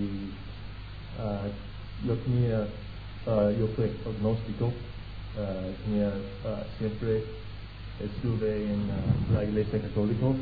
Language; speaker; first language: Spanish; non-native, fluent; English